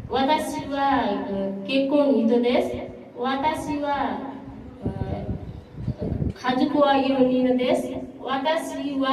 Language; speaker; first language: Japanese; non-native, learner; Nepali